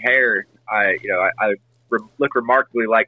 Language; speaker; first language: English; native; English